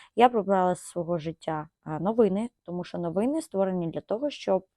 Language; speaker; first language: Ukrainian; non-native, local second language; Russian